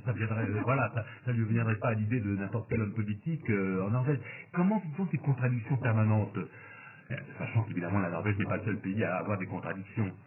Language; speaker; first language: French; native; French